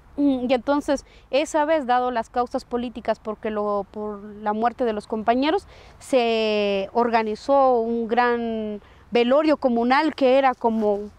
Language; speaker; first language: Spanish; native; Spanish